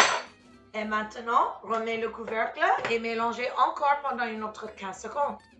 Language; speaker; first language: French; non-native, fluent; English